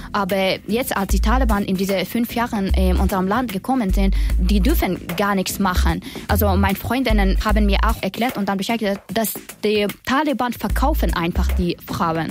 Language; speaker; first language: German; non-native, learner; Persian